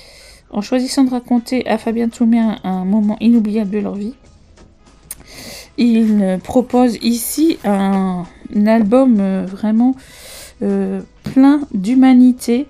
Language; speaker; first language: French; native; French